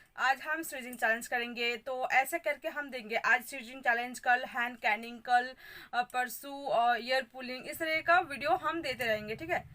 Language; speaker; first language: Hindi; non-native, local second language; Bangla